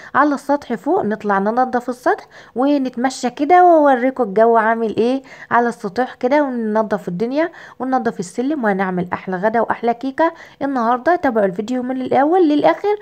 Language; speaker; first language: Arabic; native; Arabic